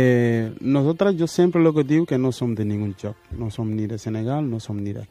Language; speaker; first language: Catalan; non-native, fluent; Wolof